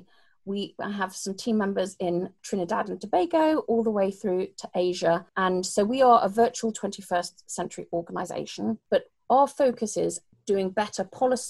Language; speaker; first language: English; native; English